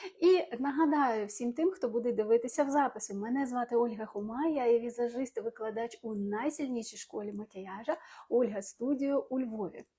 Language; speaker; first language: Ukrainian; non-native, local second language; Russian